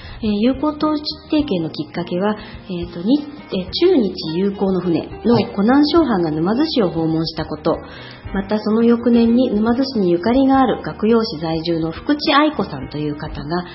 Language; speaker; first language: Japanese; native; Japanese